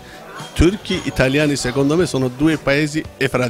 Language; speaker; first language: Italian; non-native, learner; Turkish